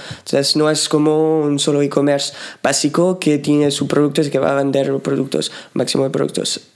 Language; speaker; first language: Spanish; non-native, fluent; French